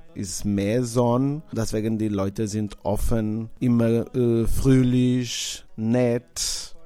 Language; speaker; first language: German; non-native, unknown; Portuguese